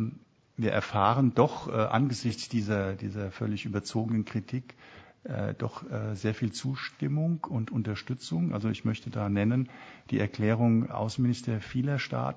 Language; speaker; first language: German; native; German